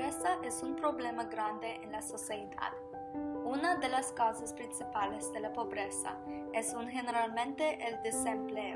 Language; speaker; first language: Spanish; non-native, learner; English